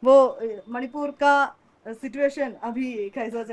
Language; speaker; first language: Hindi; non-native, local second language; Malayalam